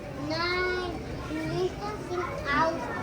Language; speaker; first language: German; early bilingual, other home language; Turkish